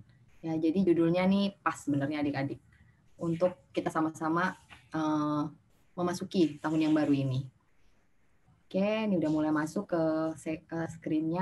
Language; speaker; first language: Indonesian; native; Indonesian